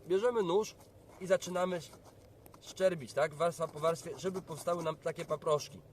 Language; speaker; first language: Polish; native; Polish